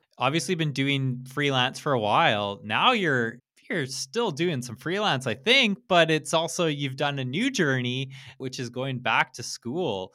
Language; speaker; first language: English; native; English